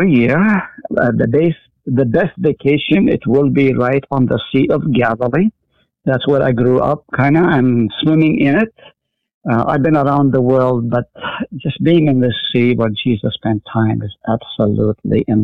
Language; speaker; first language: English; non-native, fluent; Hebrew